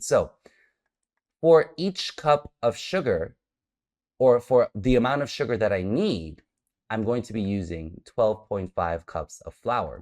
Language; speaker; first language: English; native; English